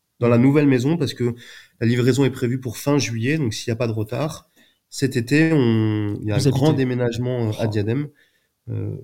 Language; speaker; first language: French; native; French